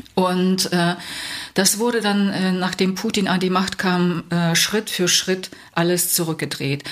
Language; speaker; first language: German; early bilingual, heritage; Plautdietsch